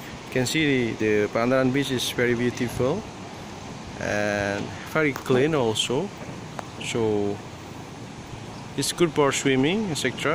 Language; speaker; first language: English; non-native, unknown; Indonesian